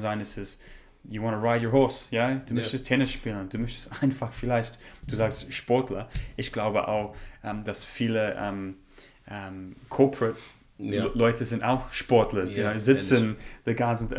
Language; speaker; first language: German; non-native, learner; English